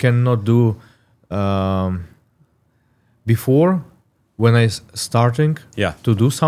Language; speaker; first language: English; non-native, learner; Russian